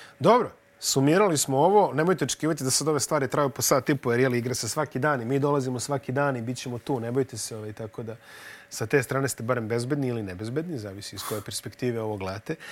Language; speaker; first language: Bosnian; native; Bosnian